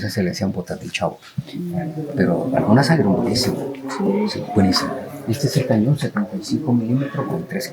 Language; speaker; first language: Spanish; native; Spanish